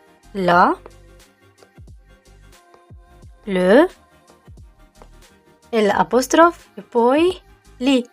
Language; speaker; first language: Italian; non-native, learner; Arabic